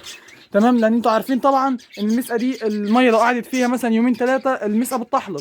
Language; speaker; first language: Arabic; native; Arabic